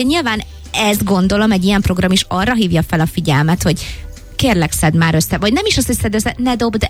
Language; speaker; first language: Hungarian; native; Hungarian